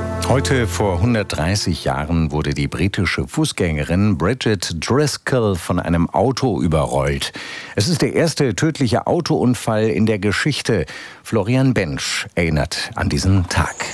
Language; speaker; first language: German; native; German